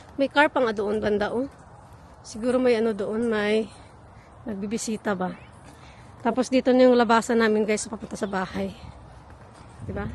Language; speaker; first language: Filipino; non-native, local second language; Hiligaynon